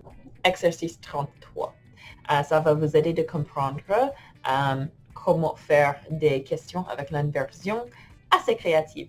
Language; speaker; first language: French; non-native, fluent; English